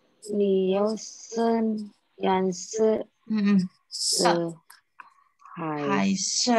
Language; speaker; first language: Chinese; non-native, learner; Indonesian